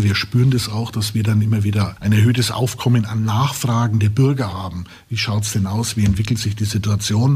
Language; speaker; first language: German; native; German